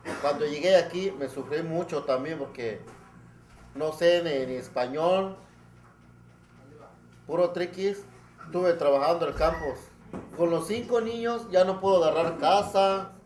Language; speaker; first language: Spanish; non-native, local second language; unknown